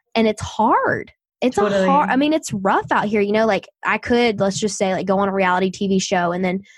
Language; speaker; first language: English; native; English